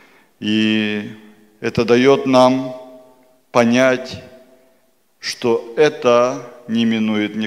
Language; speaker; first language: Polish; non-native, learner; Russian